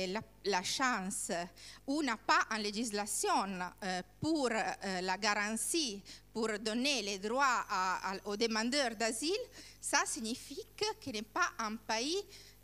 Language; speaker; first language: French; non-native, learner; Italian